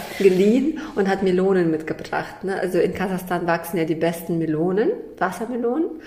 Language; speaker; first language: German; early bilingual, other home language; Russian